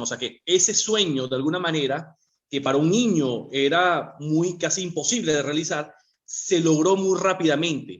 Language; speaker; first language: Spanish; native; Spanish